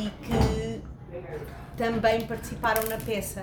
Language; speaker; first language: Portuguese; native; Portuguese